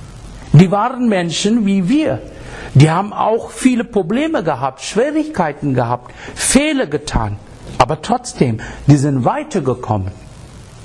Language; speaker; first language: German; non-native, fluent; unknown